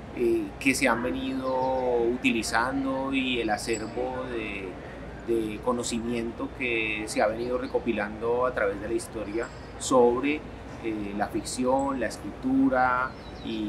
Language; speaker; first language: Spanish; native; Spanish